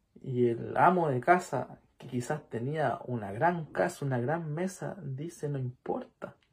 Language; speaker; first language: Spanish; native; Spanish